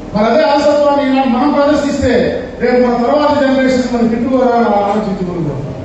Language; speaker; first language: Telugu; native; Telugu